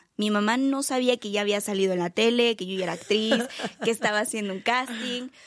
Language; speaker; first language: Spanish; native; Spanish